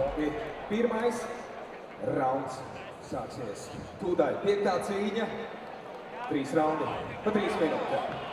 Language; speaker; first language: Latvian; native; Latvian